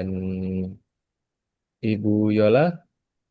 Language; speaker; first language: English; non-native, fluent; Indonesian